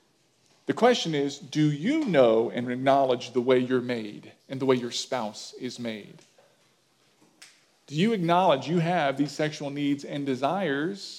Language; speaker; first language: English; native; English